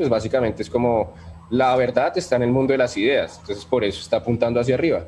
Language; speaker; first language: Spanish; native; Spanish